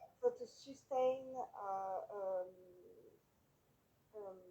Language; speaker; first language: English; non-native, learner; French